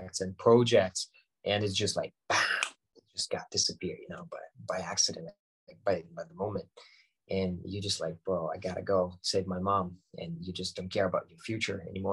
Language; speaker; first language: English; non-native, fluent; Ukrainian